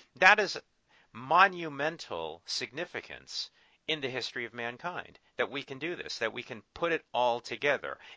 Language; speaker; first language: English; native; English